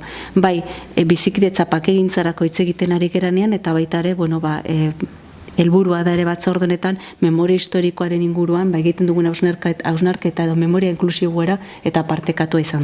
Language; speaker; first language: Basque; native; Basque